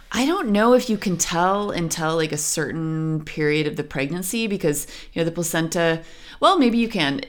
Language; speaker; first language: English; native; English